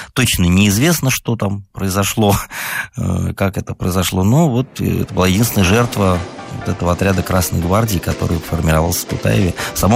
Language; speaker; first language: Russian; native; Russian